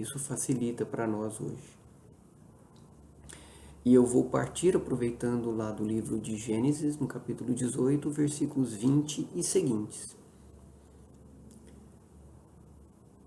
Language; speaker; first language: Portuguese; native; Portuguese